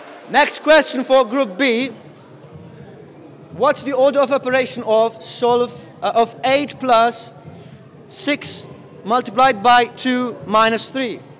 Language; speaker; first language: English; non-native, fluent; Central Kurdish